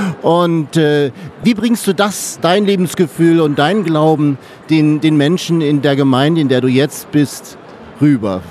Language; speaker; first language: German; native; German